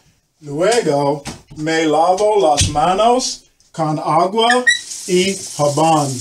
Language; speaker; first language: Spanish; non-native, learner; English